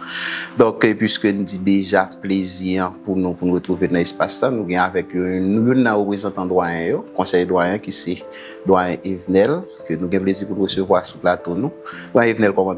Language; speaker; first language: Haitian Creole; native; Haitian Creole